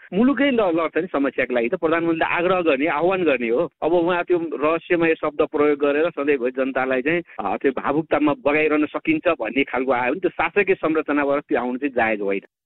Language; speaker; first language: Nepali; native; Nepali